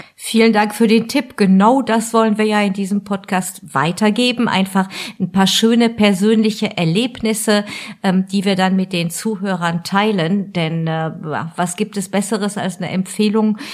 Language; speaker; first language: German; non-native, local second language; French